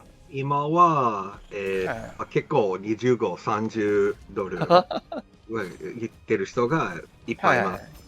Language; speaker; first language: Japanese; non-native, fluent; English